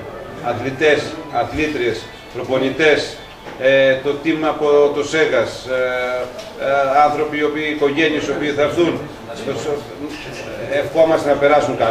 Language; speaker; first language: Greek; native; Greek